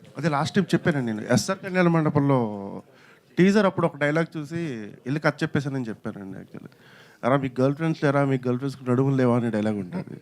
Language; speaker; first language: Telugu; native; Telugu